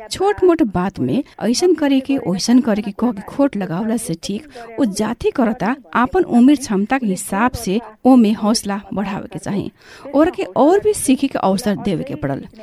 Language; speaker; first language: Bhojpuri; non-native, local second language; Nepali